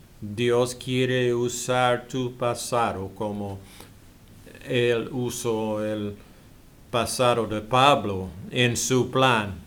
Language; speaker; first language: Spanish; non-native, learner; English